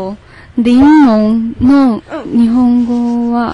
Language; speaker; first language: Japanese; non-native, learner; Chinese